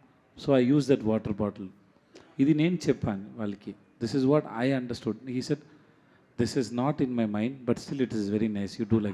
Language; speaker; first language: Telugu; non-native, learner; Tamil